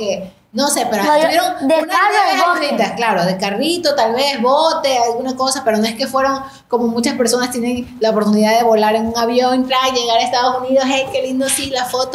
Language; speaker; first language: Spanish; native; Spanish